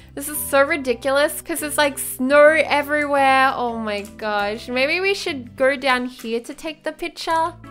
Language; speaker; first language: English; native; English